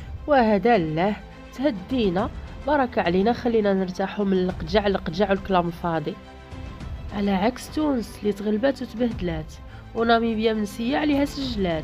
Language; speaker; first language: Arabic; native; Arabic